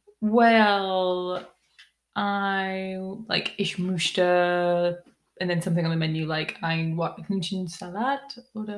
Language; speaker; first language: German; non-native, learner; English